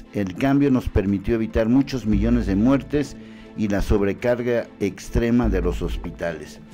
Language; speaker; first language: Spanish; native; Spanish